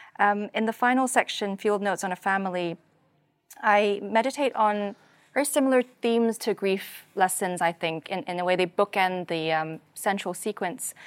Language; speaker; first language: English; non-native, local second language; Cantonese